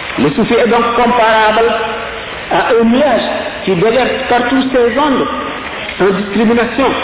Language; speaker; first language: French; non-native, local second language; Wolof